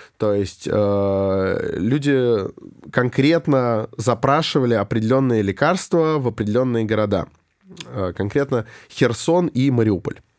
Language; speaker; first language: Russian; native; Russian